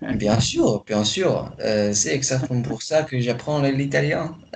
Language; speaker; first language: French; non-native, fluent; Chinese